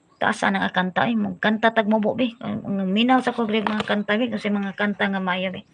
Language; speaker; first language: Filipino; non-native, local second language; Cebuano